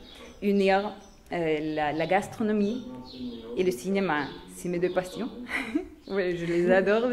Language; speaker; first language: French; non-native, fluent; Spanish